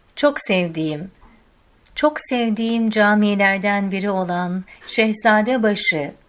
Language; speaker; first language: Turkish; non-native, fluent; Arabic